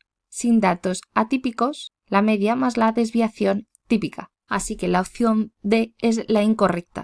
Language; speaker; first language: Spanish; native; Spanish